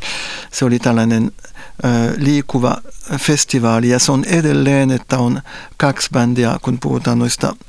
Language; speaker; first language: Finnish; non-native, fluent; French